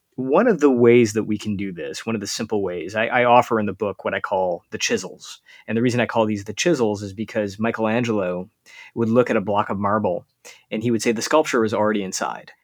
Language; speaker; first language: English; native; English